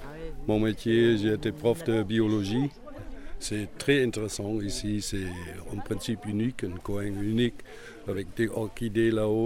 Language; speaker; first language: French; non-native, learner; German